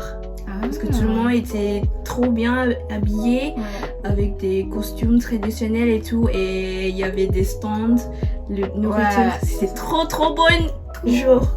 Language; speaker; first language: French; non-native, fluent; Malay